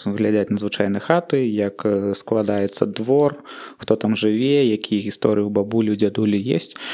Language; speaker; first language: Belarusian; non-native, local second language; Russian